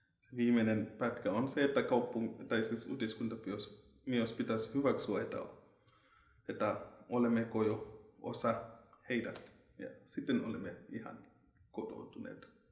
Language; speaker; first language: Finnish; non-native, fluent; Shona